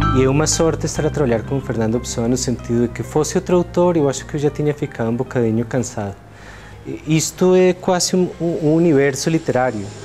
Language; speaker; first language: Portuguese; non-native, fluent; Spanish